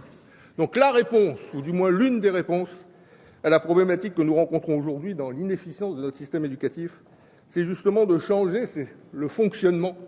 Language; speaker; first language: French; native; French